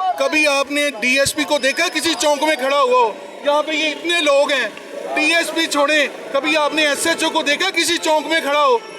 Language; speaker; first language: Urdu; non-native, local second language; Punjabi